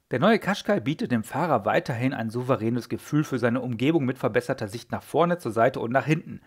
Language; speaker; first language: German; native; German